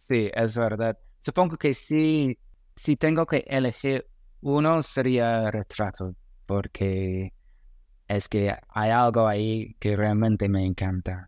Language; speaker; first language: Spanish; non-native, fluent; English